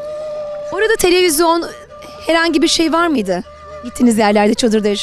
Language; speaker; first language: Turkish; native; Turkish